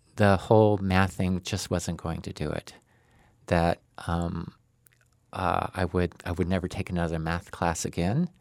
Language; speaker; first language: English; native; English